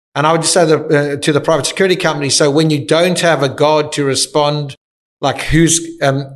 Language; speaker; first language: English; native; English